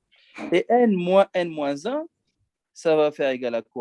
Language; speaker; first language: French; native; French